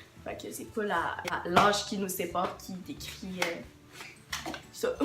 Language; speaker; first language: French; native; French